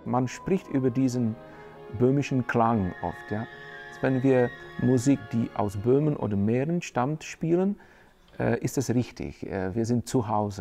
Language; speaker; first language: German; non-native, fluent; Czech